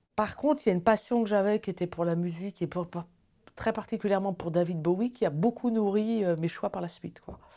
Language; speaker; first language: French; native; French